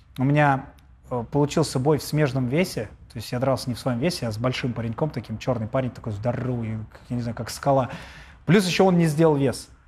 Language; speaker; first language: Russian; native; Russian